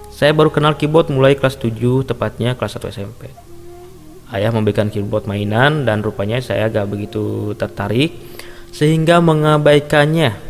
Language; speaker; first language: Indonesian; native; Indonesian